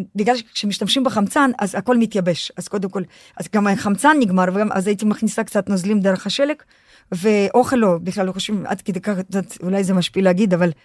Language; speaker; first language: Hebrew; non-native, fluent; Russian